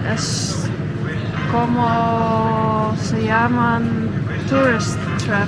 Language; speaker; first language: Spanish; non-native, fluent; Dutch